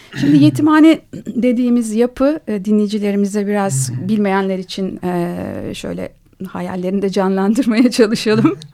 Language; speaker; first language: Turkish; native; Turkish